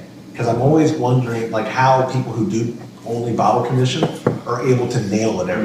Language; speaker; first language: English; native; English